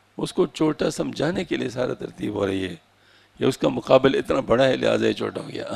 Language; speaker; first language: Urdu; non-native, local second language; Pashto